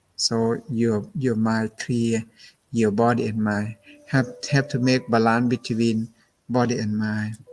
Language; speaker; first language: English; non-native, learner; Thai